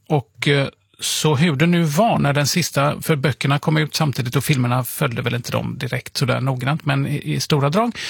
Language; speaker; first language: Swedish; native; Swedish